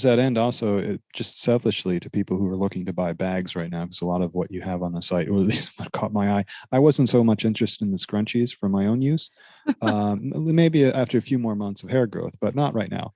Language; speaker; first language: English; native; English